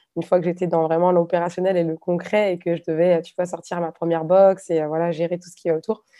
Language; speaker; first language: French; native; French